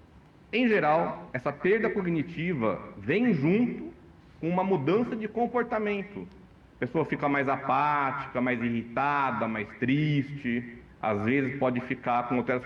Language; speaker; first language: Portuguese; native; Portuguese